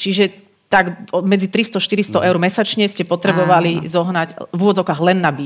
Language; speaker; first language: Slovak; native; Slovak